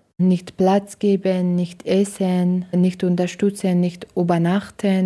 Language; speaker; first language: German; non-native, learner; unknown